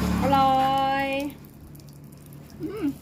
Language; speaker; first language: Thai; native; Thai